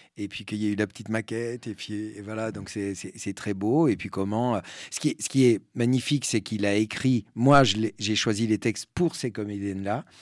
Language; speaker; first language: French; early bilingual, other home language; Spanish